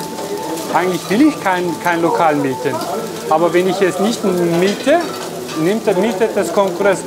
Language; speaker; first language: German; non-native, fluent; Turkish